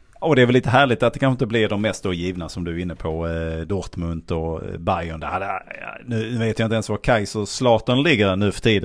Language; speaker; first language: Swedish; native; Swedish